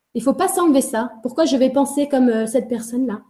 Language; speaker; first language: French; native; French